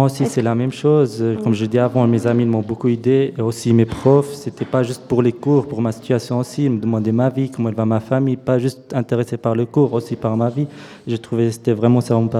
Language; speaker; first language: French; non-native, fluent; Arabic